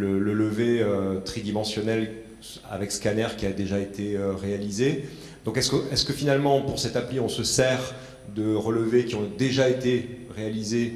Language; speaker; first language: French; native; French